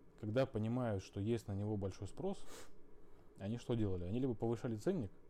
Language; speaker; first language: Russian; native; Russian